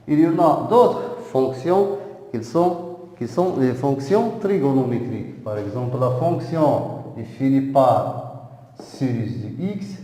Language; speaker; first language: French; non-native, local second language; Arabic